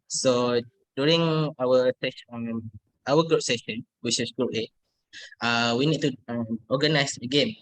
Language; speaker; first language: English; non-native, learner; Malay